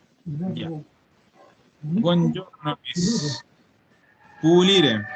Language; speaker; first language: Italian; non-native, fluent; Spanish